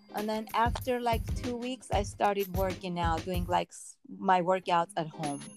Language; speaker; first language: English; early bilingual, other home language; Armenian